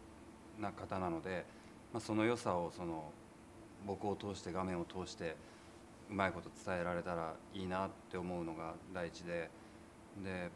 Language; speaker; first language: Japanese; native; Japanese